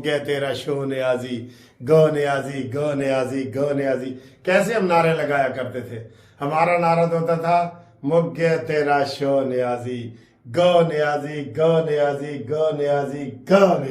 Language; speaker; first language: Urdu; non-native, local second language; Punjabi